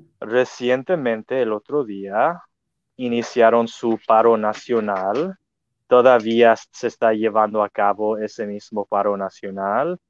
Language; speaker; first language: Spanish; non-native, fluent; English